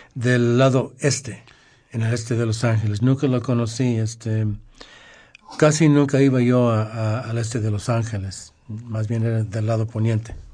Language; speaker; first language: Spanish; early bilingual, heritage; Spanish